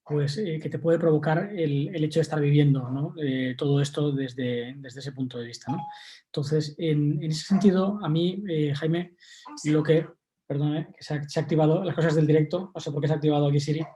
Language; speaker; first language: Spanish; native; Spanish